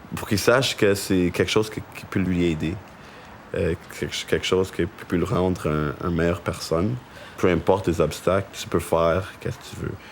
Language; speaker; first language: French; early bilingual, other home language; English